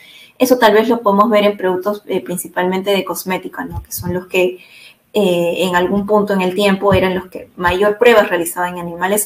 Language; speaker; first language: Spanish; native; Spanish